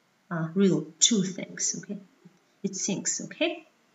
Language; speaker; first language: English; non-native, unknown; Mongolian